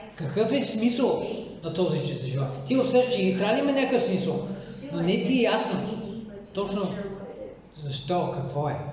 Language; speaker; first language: Bulgarian; non-native, fluent; English